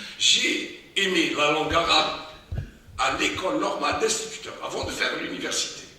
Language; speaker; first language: French; non-native, local second language; Arabic